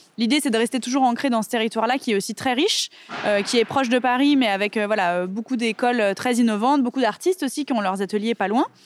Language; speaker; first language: French; native; French